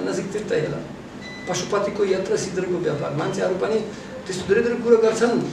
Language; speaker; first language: Nepali; non-native, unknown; Russian